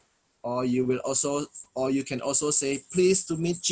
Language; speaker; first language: English; non-native, fluent; Indonesian